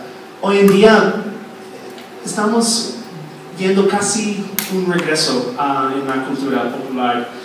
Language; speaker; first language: Spanish; non-native, fluent; English